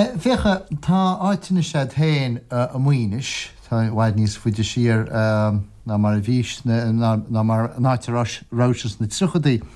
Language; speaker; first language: Irish; native; Irish